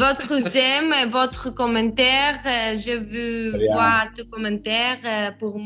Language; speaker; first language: French; non-native, learner; Greek